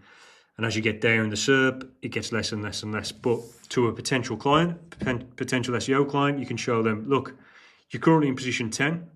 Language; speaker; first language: English; native; English